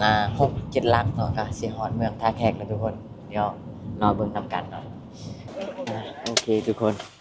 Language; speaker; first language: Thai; non-native, local second language; Lao